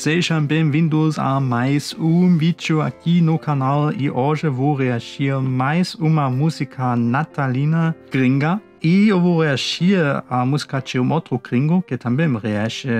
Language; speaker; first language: Portuguese; non-native, fluent; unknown